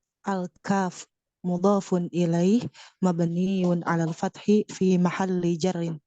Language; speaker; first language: Arabic; non-native, learner; Indonesian